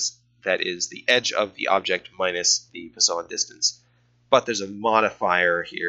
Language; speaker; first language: English; native; English